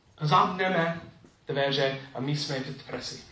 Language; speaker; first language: Czech; non-native, learner; English